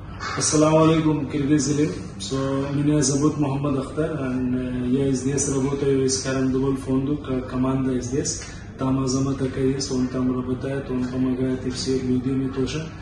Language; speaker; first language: Russian; non-native, learner; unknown